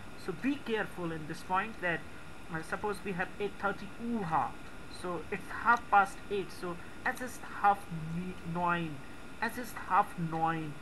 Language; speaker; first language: English; non-native, local second language; Hindi